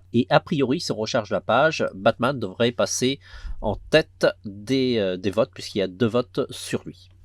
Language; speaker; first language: French; native; French